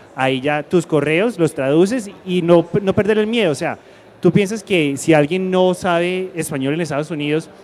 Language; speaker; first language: Spanish; early bilingual, heritage; Spanish